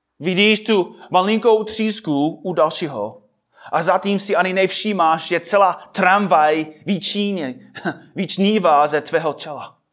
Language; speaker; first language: Czech; non-native, fluent; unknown